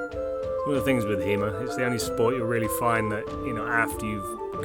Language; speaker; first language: English; native; English